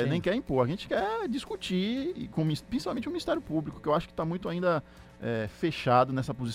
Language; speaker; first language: Portuguese; native; Portuguese